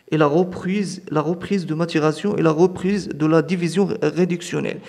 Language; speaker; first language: French; non-native, local second language; Arabic